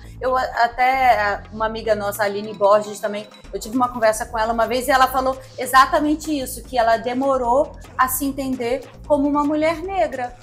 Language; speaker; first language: Portuguese; native; Portuguese